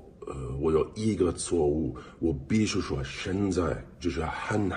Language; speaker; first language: Chinese; non-native, learner; English